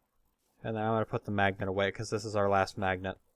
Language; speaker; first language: English; native; English